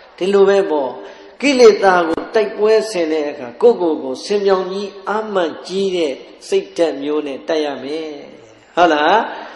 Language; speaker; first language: Burmese; native; Burmese